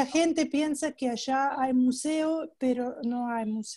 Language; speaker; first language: Spanish; non-native, fluent; Russian